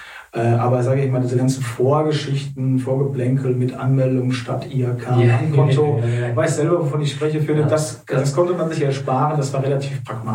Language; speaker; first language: German; native; German